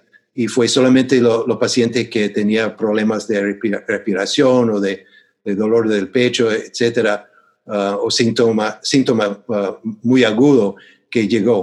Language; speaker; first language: Spanish; non-native, fluent; English